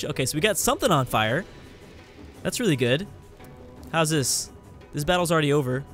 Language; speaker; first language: English; native; English